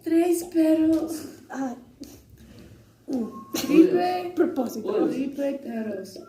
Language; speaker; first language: Spanish; non-native, learner; English